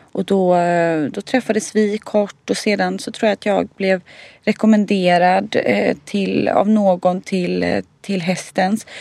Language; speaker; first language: Swedish; early bilingual, other home language; Bosnian